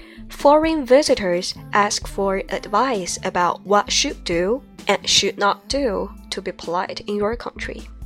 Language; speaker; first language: English; non-native, fluent; Chinese